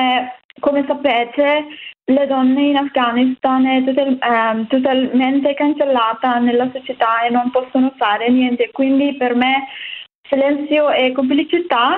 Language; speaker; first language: Italian; non-native, learner; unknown